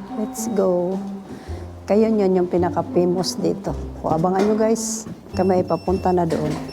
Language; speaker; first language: Filipino; non-native, local second language; Cebuano